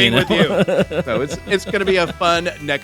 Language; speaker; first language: English; native; English